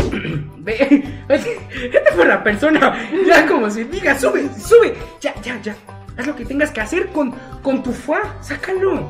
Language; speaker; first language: Spanish; native; Spanish